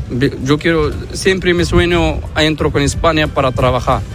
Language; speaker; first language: Spanish; non-native, learner; Arabic